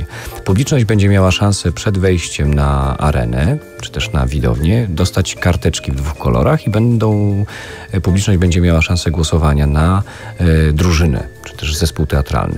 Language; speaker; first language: Polish; native; Polish